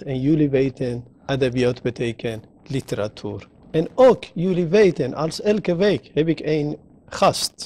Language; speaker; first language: Dutch; non-native, learner; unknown